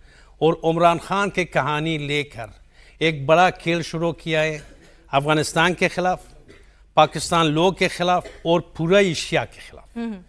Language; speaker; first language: Hindi; non-native, fluent; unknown